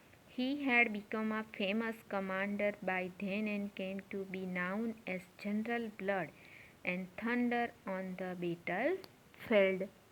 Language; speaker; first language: English; non-native, local second language; Gujarati